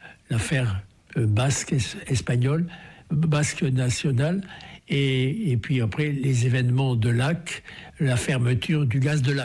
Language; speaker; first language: French; native; French